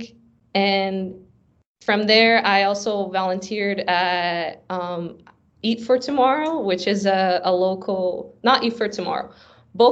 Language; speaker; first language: English; early bilingual, other home language; Portuguese